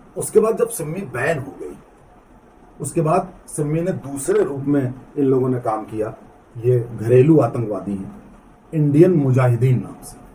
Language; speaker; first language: Hindi; native; Hindi